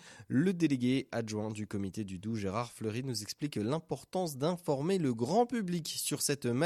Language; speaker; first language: French; native; French